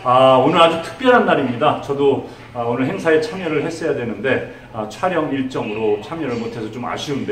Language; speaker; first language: Korean; native; Korean